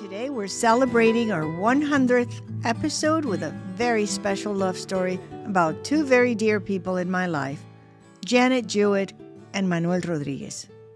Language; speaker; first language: English; early bilingual, other home language; Spanish